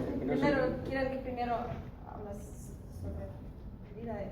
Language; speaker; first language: Spanish; non-native, learner; Russian